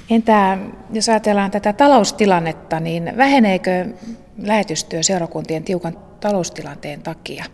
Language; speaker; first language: Finnish; native; Finnish